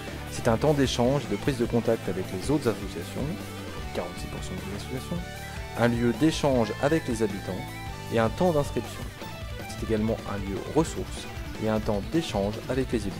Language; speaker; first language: French; native; French